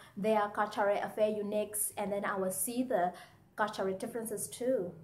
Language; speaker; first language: English; non-native, fluent; Burmese